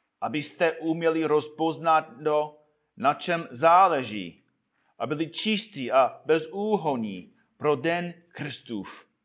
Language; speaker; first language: Czech; non-native, fluent; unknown